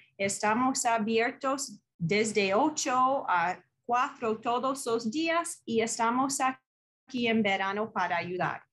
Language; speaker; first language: Spanish; non-native, fluent; English